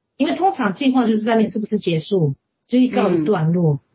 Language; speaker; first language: Chinese; native; Chinese